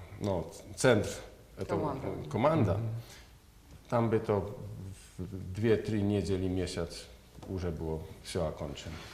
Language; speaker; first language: Russian; non-native, learner; Polish